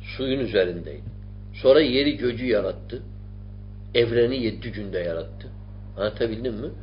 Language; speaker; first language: Turkish; non-native, fluent; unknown